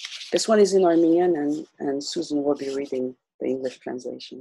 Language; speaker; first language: English; non-native, local second language; Armenian